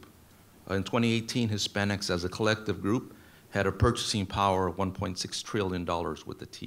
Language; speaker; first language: English; native; English